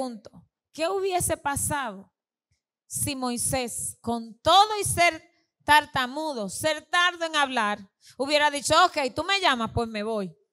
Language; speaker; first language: Spanish; native; Spanish